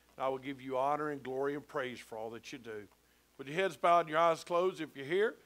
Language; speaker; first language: English; native; English